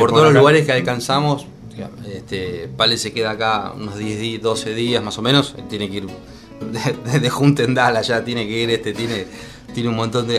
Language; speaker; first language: Spanish; native; Spanish